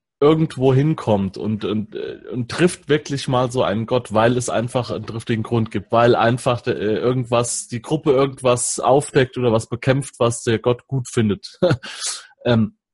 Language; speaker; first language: German; native; German